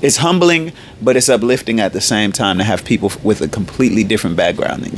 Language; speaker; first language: English; native; English